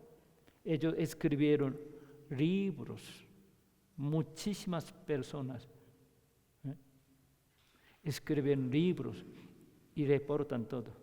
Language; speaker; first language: Spanish; non-native, learner; Korean